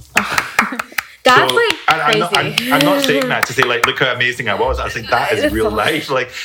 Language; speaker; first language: English; native; English